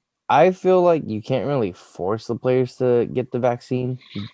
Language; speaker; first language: English; native; English